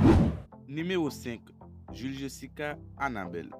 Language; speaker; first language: French; non-native, local second language; Haitian Creole